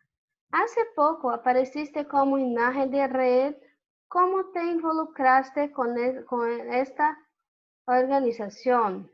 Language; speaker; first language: Spanish; non-native, fluent; Portuguese